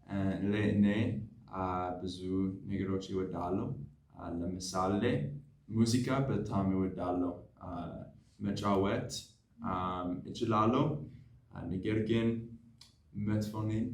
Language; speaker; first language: Amharic; non-native, learner; English